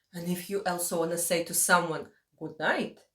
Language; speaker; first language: English; non-native, fluent; Latvian